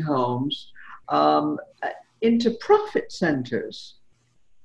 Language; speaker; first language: English; native; English